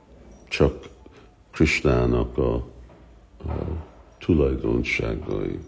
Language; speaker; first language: Hungarian; early bilingual, heritage; Hungarian